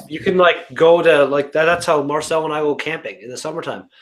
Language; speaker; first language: English; native; English